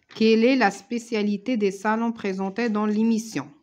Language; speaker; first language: French; non-native, local second language; Arabic